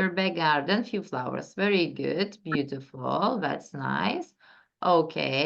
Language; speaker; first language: English; non-native, fluent; Turkish